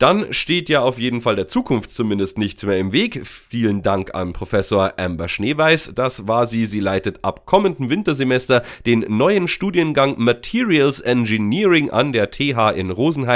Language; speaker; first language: German; native; German